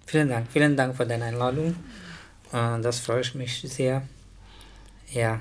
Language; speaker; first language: German; non-native, learner; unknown